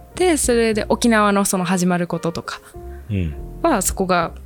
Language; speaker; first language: Japanese; native; Japanese